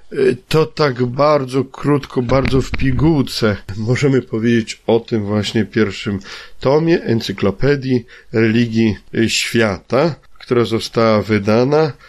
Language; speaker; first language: Polish; native; Polish